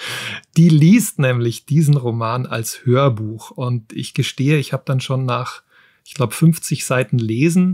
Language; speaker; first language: German; native; German